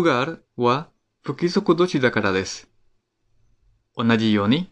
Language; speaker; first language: Japanese; non-native, fluent; Spanish